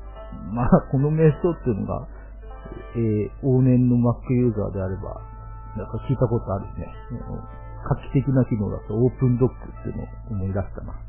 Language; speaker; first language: Japanese; native; Japanese